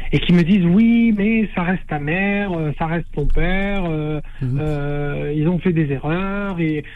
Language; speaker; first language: French; non-native, local second language; Arabic